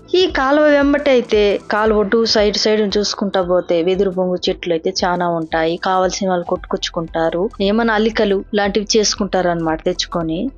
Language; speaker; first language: Telugu; non-native, local second language; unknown